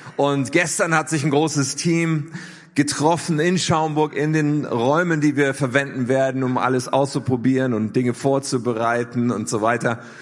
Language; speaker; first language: German; native; German